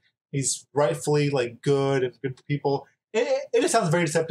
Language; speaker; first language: English; native; English